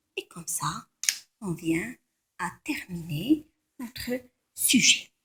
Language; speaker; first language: French; non-native, local second language; Arabic